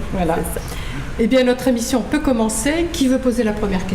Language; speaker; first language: French; native; French